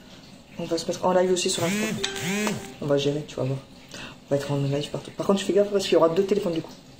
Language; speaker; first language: French; native; French